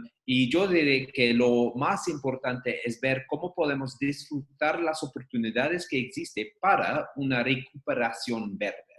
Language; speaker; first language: Spanish; non-native, fluent; English